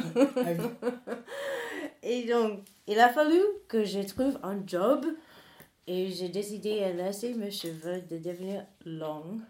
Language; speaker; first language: French; non-native, fluent; English